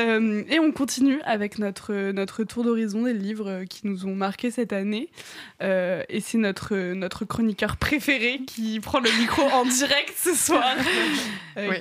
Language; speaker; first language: French; native; French